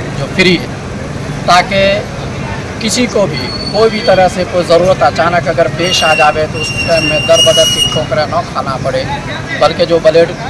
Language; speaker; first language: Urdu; non-native, local second language; Gujarati